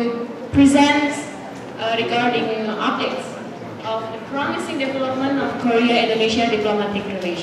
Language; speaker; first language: English; non-native, fluent; Indonesian